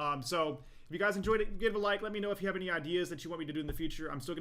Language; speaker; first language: English; native; English